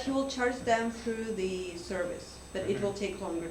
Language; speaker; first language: English; non-native, fluent; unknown